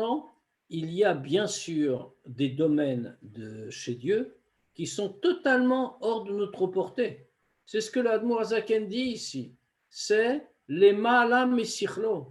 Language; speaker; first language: French; native; French